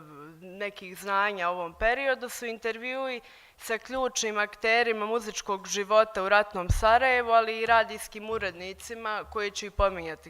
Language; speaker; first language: Bosnian; native; Bosnian